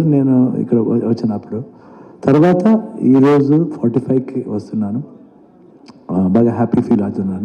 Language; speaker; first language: Telugu; non-native, learner; Kannada